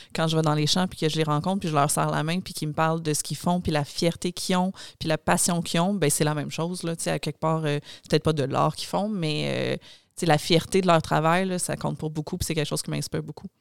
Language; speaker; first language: French; native; French